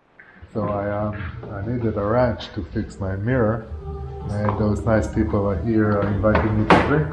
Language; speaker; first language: English; non-native, fluent; Hebrew